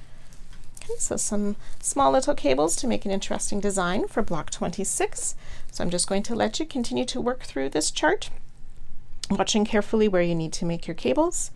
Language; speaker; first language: English; native; English